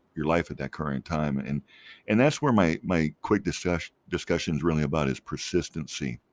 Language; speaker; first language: English; native; English